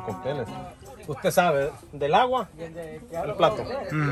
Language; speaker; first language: Spanish; native; Spanish